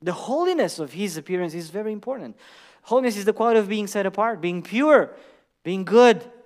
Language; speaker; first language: English; non-native, fluent; Romanian